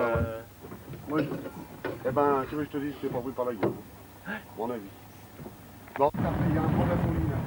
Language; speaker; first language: French; native; French